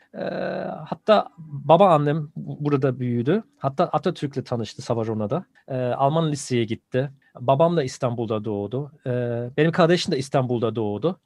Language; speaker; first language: Turkish; non-native, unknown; German